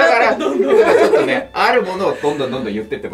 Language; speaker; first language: Japanese; native; Japanese